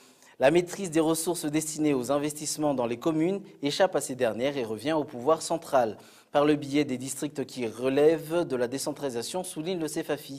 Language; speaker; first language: French; non-native, local second language; Malagasy